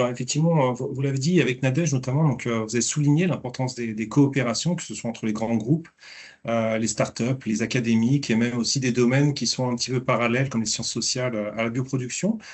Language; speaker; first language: French; native; French